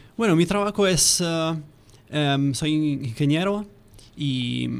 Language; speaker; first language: Spanish; non-native, fluent; Italian